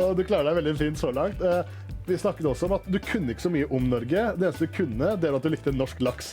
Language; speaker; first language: Norwegian; native; Norwegian